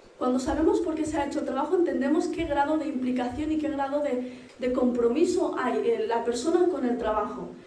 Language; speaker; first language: Spanish; early bilingual, other home language; Arabic